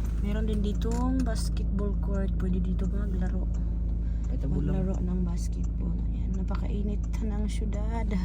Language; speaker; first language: Filipino; non-native, local second language; Cebuano